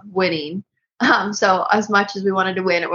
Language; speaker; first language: English; native; English